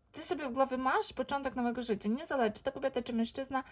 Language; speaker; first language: Polish; non-native, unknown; Ukrainian